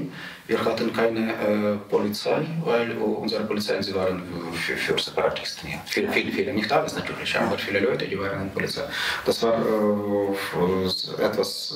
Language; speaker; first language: German; non-native, learner; Ukrainian